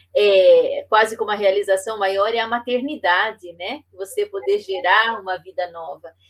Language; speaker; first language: Portuguese; native; Portuguese